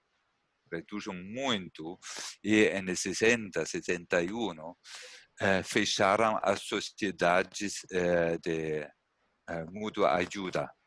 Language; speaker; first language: Portuguese; non-native, learner; German